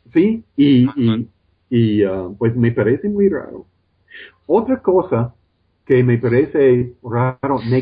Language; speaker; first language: Spanish; non-native, fluent; English